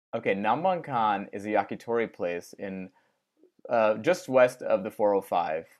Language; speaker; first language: English; native; English